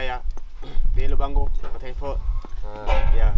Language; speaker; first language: Vietnamese; non-native, learner; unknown